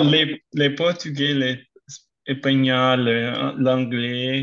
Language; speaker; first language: French; non-native, learner; Portuguese